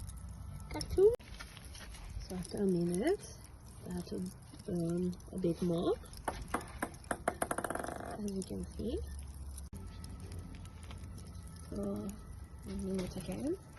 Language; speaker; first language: English; non-native, fluent; French